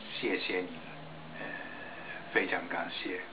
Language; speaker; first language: Chinese; non-native, fluent; Japanese